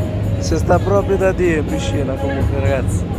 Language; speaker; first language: Italian; early bilingual, other home language; Filipino